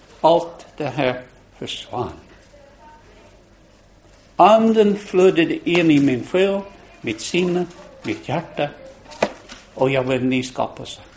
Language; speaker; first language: Swedish; non-native, fluent; English